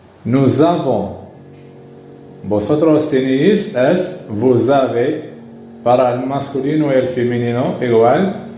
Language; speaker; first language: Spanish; non-native, fluent; Arabic